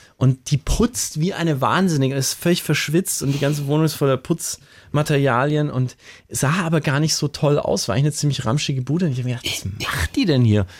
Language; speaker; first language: German; native; German